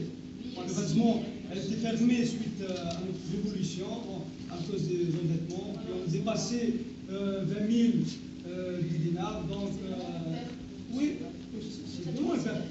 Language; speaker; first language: French; non-native, local second language; Arabic